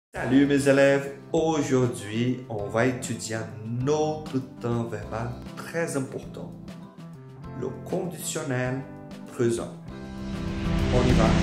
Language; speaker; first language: French; non-native, fluent; Portuguese